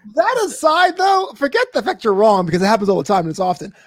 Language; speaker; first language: English; native; English